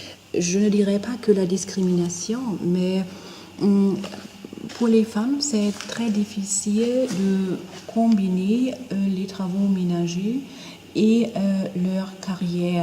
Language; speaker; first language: French; non-native, fluent; German